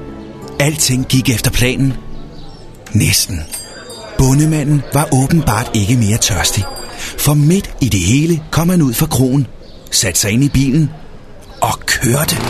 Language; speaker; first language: Danish; native; Danish